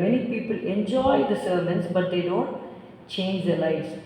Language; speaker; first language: English; non-native, local second language; Tamil